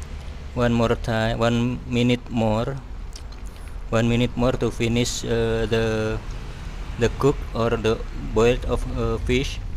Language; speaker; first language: English; non-native, learner; Indonesian